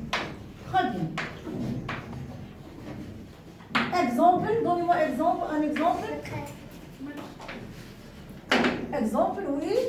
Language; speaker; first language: French; non-native, local second language; Arabic